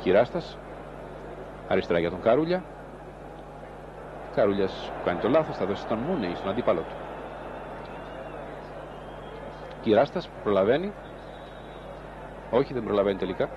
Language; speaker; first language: Greek; native; Greek